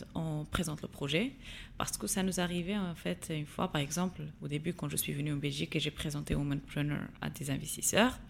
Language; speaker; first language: French; non-native, local second language; Tachelhit